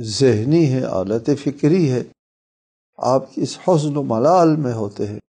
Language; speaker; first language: Urdu; non-native, local second language; Balti